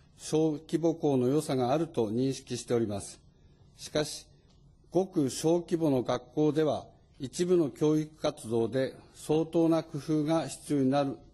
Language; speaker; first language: Japanese; native; Japanese